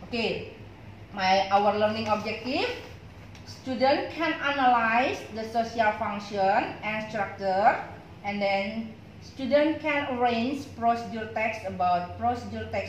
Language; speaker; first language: English; non-native, learner; Indonesian